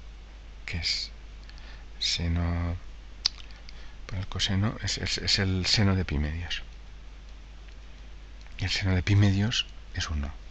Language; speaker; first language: Spanish; native; Spanish